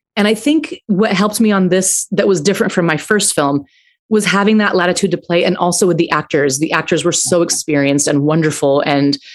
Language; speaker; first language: English; native; English